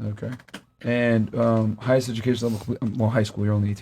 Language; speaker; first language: English; native; English